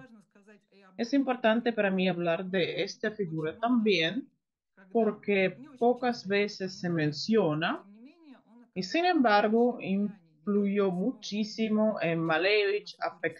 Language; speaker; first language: Spanish; non-native, fluent; Russian